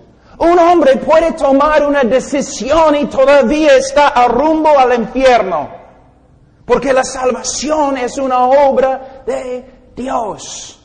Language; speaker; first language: Spanish; non-native, fluent; English